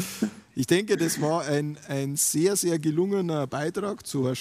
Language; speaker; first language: German; native; German